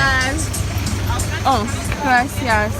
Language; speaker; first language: Spanish; non-native, learner; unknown